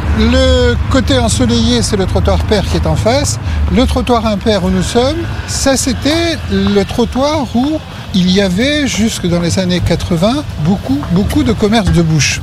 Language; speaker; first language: French; native; French